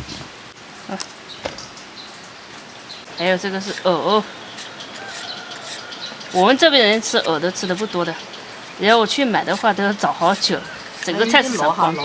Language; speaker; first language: Chinese; native; Chinese